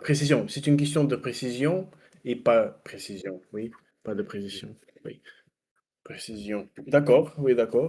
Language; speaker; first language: French; non-native, learner; Russian